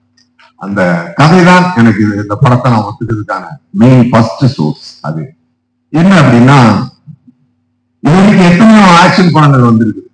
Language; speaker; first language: Tamil; native; Tamil